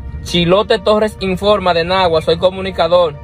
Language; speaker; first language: Spanish; native; Spanish